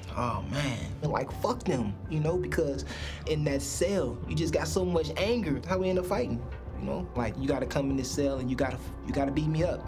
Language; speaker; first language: English; native; English